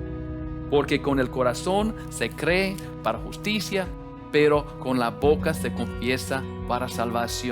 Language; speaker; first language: Spanish; non-native, learner; English